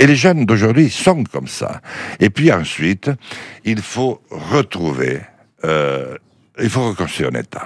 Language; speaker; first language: French; native; French